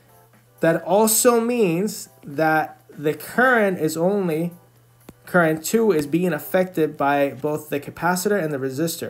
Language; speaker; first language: English; native; English